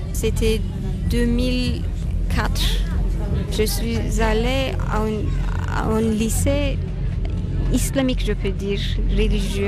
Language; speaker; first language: French; non-native, fluent; Turkish